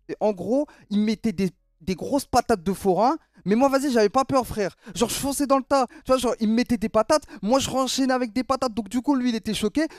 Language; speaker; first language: French; native; French